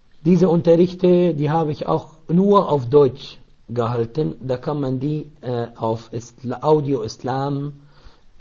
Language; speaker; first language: German; non-native, learner; Arabic